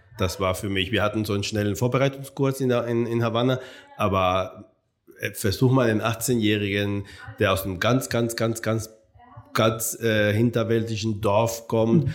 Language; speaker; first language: German; non-native, fluent; Spanish